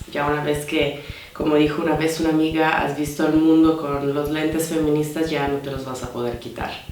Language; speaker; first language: Spanish; non-native, fluent; Italian